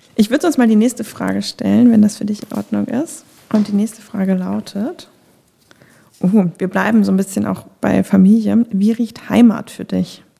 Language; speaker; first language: German; native; German